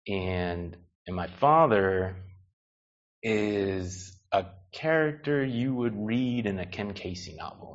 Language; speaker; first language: English; native; English